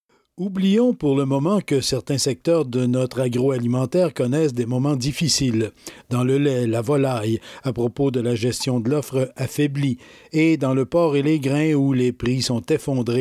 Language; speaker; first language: French; native; French